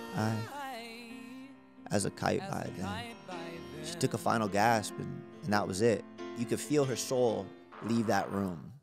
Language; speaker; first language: English; native; English